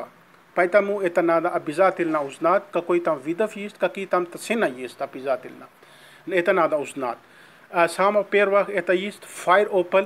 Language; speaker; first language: Russian; non-native, learner; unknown